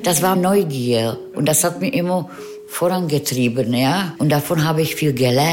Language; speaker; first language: German; non-native, fluent; Czech